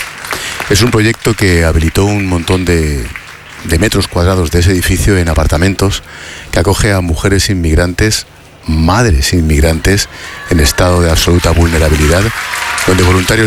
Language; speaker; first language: Spanish; native; Spanish